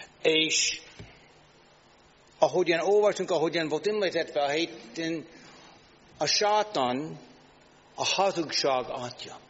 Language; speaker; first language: Hungarian; non-native, learner; English